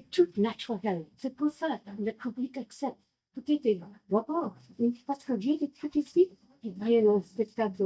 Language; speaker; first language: French; non-native, learner; English